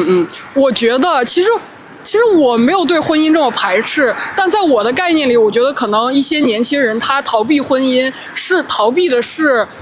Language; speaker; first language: Chinese; native; Chinese